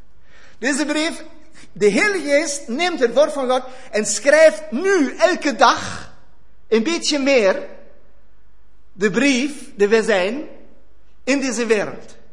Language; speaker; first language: Dutch; non-native, fluent; German